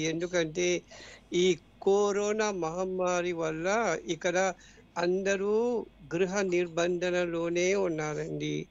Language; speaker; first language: Telugu; non-native, fluent; Morisyen